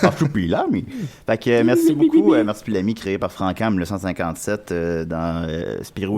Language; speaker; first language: French; native; French